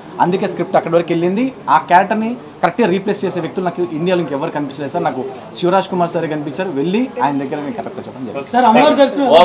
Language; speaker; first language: Telugu; native; Telugu